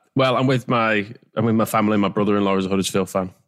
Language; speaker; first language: English; native; English